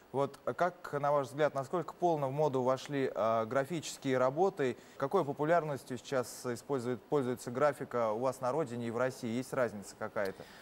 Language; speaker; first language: Russian; native; Russian